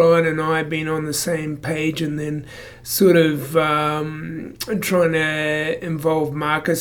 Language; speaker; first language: English; native; English